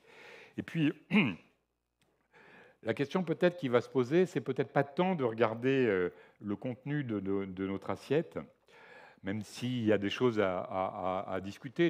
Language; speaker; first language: French; native; French